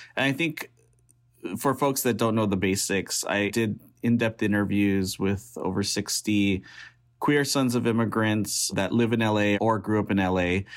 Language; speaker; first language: English; early bilingual, other home language; Filipino